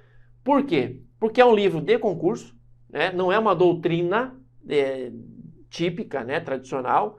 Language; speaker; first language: Portuguese; native; Portuguese